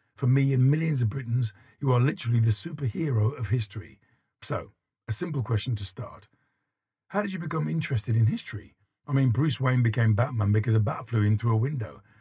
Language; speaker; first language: English; native; English